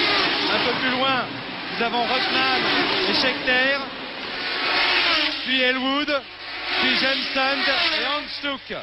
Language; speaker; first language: French; native; French